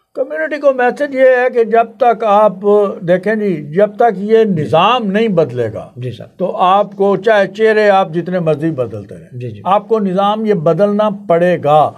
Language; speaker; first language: Urdu; non-native, local second language; Punjabi